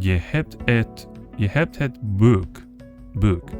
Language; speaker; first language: Dutch; non-native, learner; English